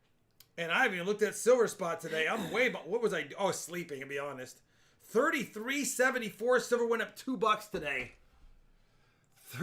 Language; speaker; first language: English; native; English